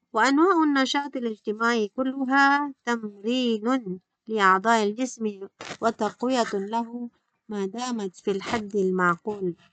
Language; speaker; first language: Arabic; non-native, fluent; Malay